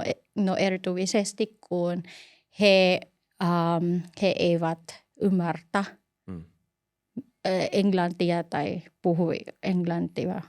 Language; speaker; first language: Finnish; non-native, learner; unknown